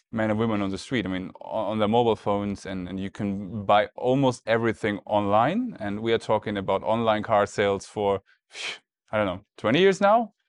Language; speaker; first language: English; non-native, fluent; German